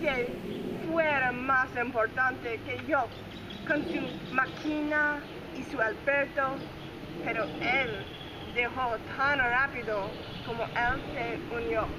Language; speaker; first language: Spanish; non-native, learner; English